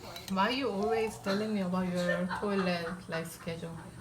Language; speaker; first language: English; non-native, fluent; Korean